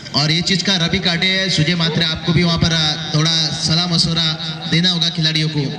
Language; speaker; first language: Hindi; non-native, local second language; Marathi